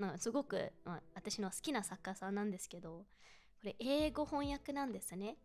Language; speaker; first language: Japanese; non-native, fluent; English